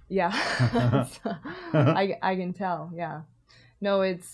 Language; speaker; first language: English; native; English